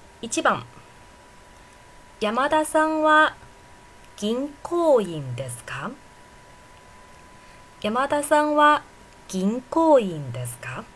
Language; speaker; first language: Japanese; non-native, fluent; Chinese